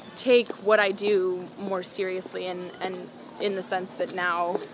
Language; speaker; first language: English; early bilingual, other home language; Spanish